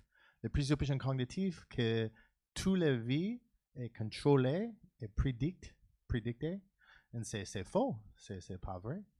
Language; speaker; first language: French; non-native, learner; English